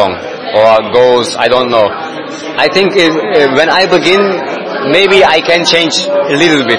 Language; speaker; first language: English; non-native, learner; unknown